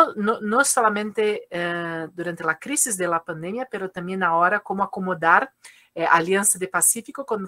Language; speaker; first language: Spanish; non-native, fluent; Portuguese